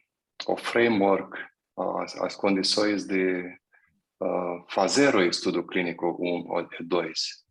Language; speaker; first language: Portuguese; non-native, fluent; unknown